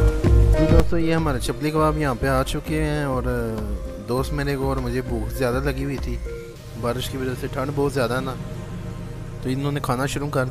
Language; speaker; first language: Hindi; non-native, local second language; Punjabi